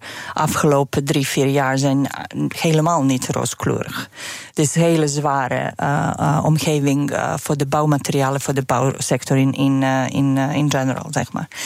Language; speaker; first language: Dutch; non-native, fluent; Serbian